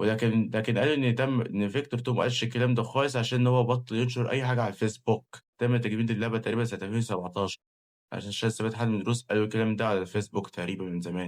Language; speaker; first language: Arabic; native; Arabic